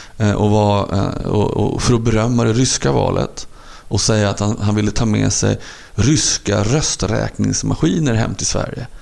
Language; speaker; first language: Swedish; native; Swedish